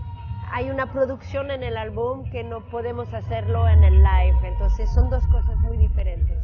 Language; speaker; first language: Spanish; early bilingual, heritage; French